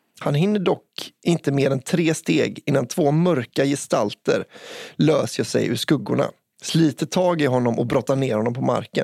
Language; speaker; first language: Swedish; native; Swedish